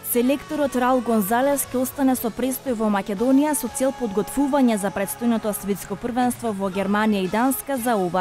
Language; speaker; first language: Macedonian; native; Macedonian